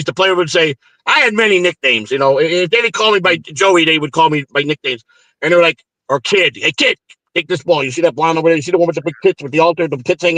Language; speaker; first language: English; native; English